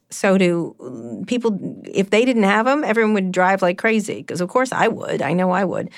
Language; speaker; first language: English; native; English